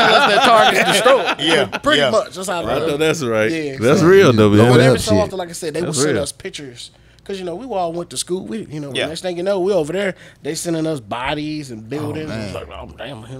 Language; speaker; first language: English; native; English